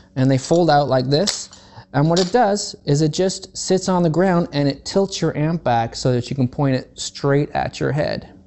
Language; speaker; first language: English; native; English